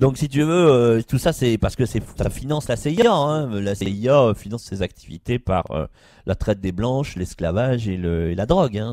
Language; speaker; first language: French; native; French